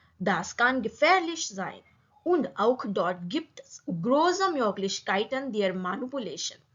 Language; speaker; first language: German; non-native, learner; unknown